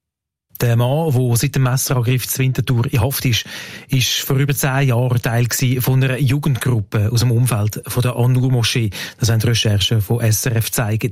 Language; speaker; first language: German; native; German